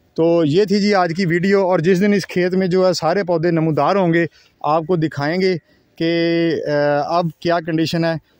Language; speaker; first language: Urdu; non-native, local second language; Punjabi